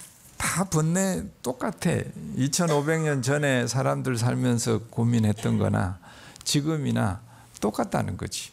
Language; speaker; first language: Korean; native; Korean